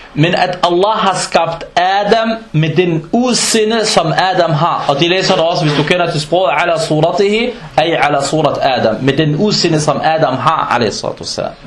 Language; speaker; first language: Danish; non-native, fluent; Arabic